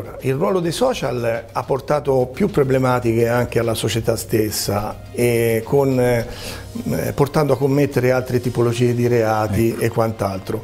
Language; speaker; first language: Italian; native; Italian